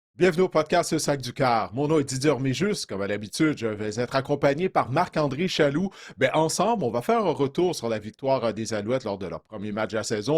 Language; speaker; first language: French; native; French